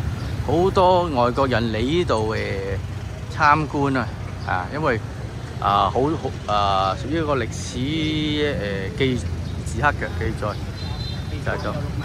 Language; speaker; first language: Chinese; early bilingual, heritage; Cantonese